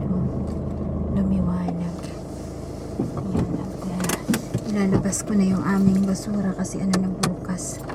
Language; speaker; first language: Filipino; native; Filipino